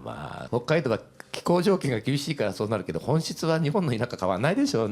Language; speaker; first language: Japanese; native; Japanese